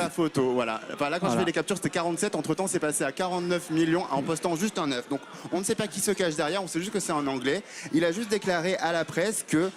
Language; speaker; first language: French; native; French